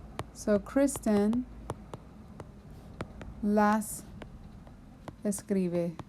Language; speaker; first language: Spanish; non-native, fluent; English